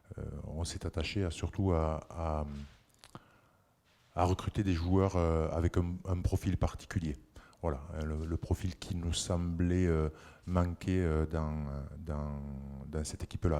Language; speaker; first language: French; native; French